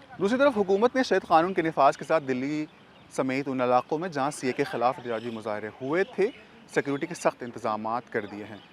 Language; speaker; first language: Urdu; native; Urdu